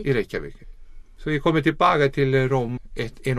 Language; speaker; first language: Swedish; non-native, learner; Icelandic